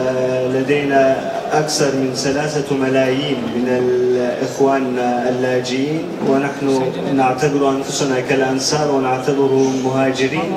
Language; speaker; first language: Arabic; non-native, fluent; Turkish